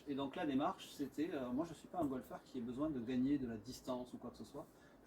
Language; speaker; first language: French; native; French